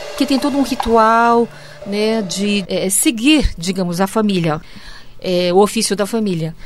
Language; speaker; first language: Portuguese; early bilingual, other home language; Japanese